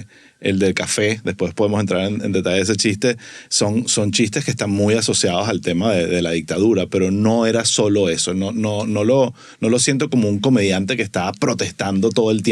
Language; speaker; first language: Spanish; native; Spanish